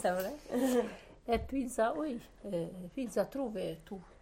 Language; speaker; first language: French; non-native, learner; Albanian